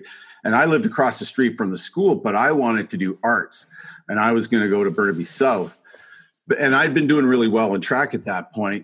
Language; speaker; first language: English; native; English